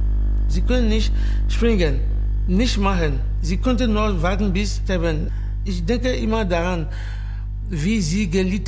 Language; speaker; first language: German; non-native, learner; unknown